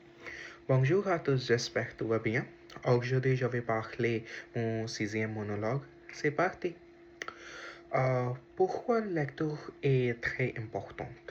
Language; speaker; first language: French; non-native, learner; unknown